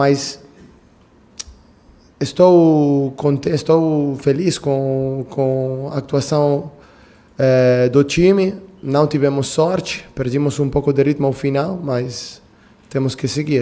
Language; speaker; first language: Portuguese; non-native, fluent; Italian